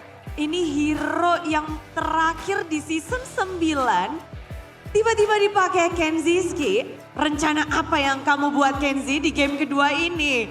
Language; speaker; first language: Indonesian; native; Indonesian